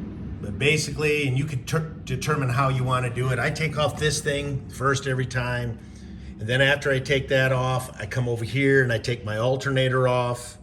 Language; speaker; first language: English; native; English